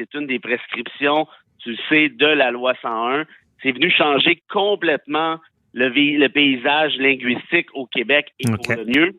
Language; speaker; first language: French; native; French